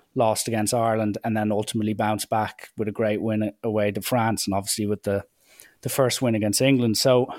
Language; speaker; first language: English; native; English